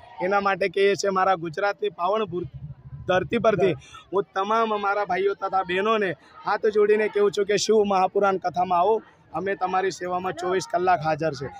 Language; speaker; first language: Gujarati; non-native, local second language; Marathi